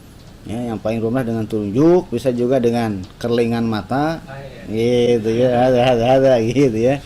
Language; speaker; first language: Indonesian; native; Indonesian